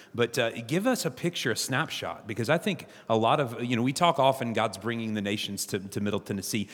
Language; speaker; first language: English; native; English